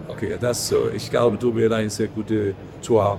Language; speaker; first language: German; non-native, learner; Danish